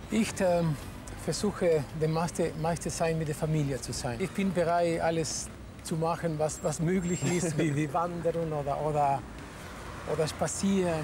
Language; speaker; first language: German; non-native, fluent; Spanish